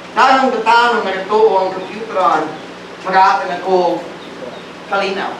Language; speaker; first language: Cebuano; non-native, fluent; English